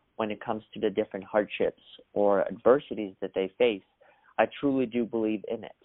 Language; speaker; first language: English; early bilingual, other home language; Russian